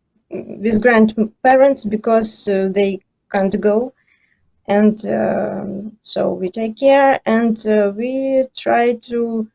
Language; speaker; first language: English; non-native, learner; Ukrainian